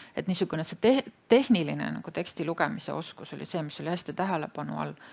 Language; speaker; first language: Estonian; native; Estonian